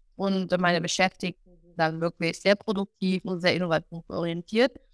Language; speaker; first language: German; non-native, fluent; English